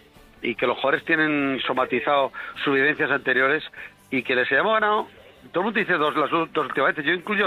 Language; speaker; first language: Spanish; native; Spanish